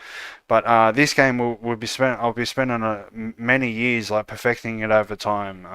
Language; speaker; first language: English; native; English